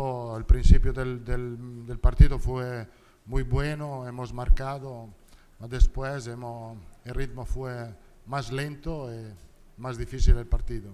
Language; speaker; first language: Spanish; non-native, learner; Italian